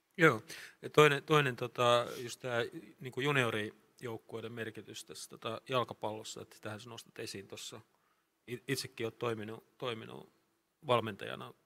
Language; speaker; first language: Finnish; native; Finnish